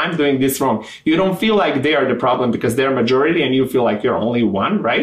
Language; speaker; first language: English; non-native, fluent; Serbian